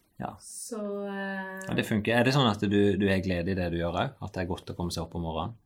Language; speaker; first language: Norwegian; native; Norwegian